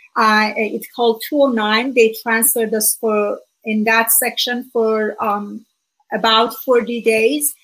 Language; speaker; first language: English; non-native, fluent; Persian